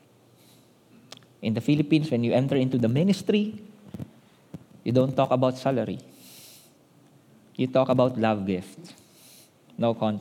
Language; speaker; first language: English; non-native, local second language; Filipino